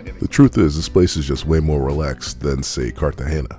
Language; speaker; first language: English; native; English